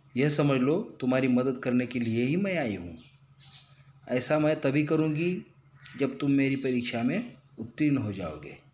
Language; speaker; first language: Hindi; non-native, local second language; Marathi